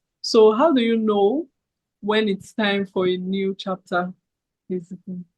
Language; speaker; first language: English; native; English